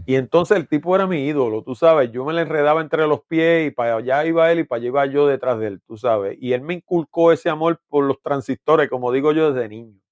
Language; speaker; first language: Spanish; early bilingual, heritage; Spanish